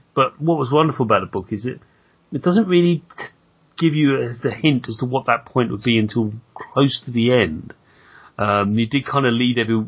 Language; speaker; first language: English; native; English